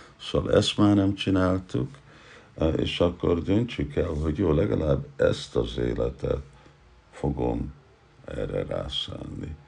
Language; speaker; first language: Hungarian; non-native, learner; English